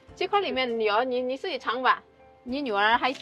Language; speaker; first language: Chinese; non-native, fluent; Indonesian